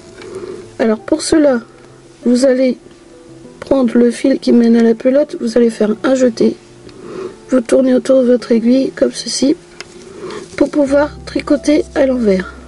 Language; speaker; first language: French; native; French